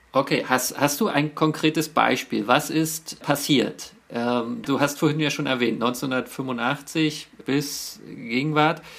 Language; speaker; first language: German; native; German